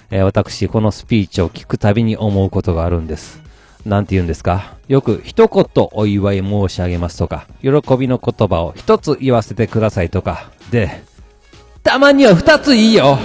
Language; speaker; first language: Japanese; native; Japanese